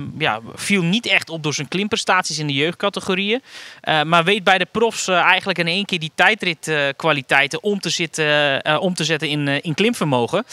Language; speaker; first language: Dutch; native; Dutch